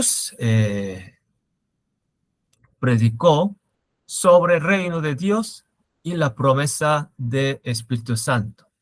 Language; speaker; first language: Spanish; non-native, learner; Korean